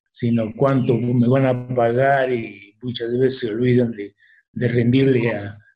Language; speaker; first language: Spanish; native; Spanish